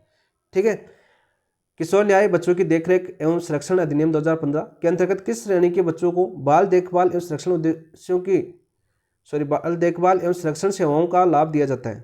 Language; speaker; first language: Hindi; native; Hindi